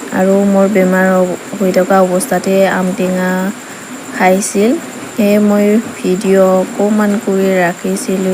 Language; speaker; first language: Assamese; non-native, local second language; Bodo